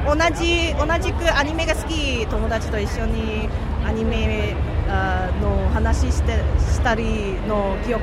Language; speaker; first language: Japanese; non-native, learner; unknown